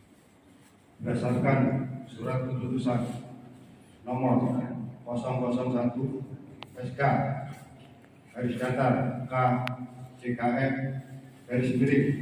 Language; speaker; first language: Indonesian; native; Indonesian